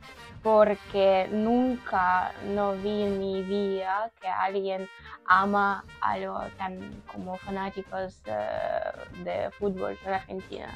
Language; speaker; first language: Spanish; non-native, learner; Ukrainian